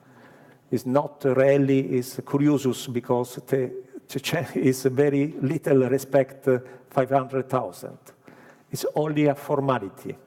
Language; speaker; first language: English; non-native, learner; Italian